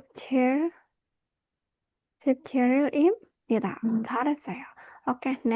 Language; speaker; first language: Korean; non-native, fluent; Indonesian